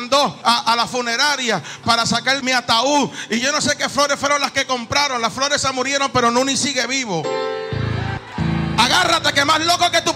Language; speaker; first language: Spanish; early bilingual, heritage; Spanish